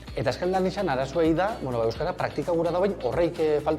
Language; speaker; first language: Basque; native; Basque